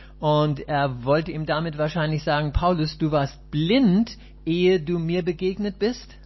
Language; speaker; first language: German; native; German